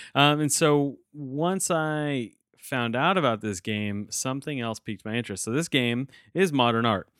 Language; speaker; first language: English; native; English